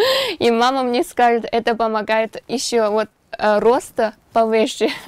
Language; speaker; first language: Russian; non-native, learner; Chinese